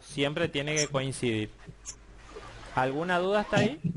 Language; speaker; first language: Spanish; native; Spanish